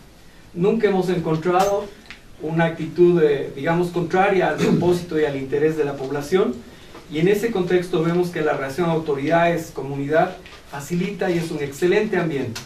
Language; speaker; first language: Spanish; native; Spanish